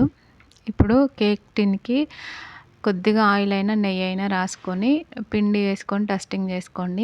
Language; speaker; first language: Telugu; native; Telugu